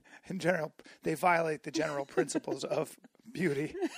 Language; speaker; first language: English; native; English